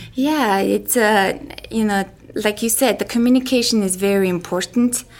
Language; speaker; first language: English; non-native, fluent; Mongolian